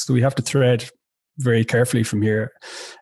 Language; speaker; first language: English; native; English